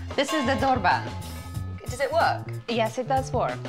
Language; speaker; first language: English; non-native, fluent; Romanian